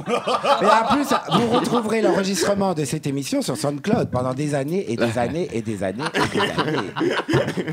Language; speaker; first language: French; native; French